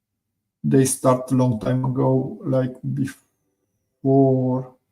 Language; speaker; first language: English; non-native, learner; Romanian